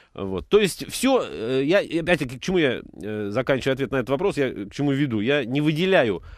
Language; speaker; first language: Russian; native; Russian